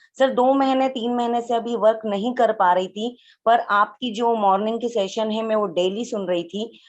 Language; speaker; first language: Hindi; native; Hindi